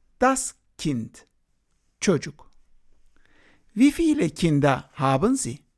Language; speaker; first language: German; non-native, fluent; Turkish